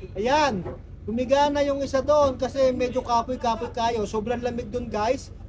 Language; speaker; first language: Filipino; native; Filipino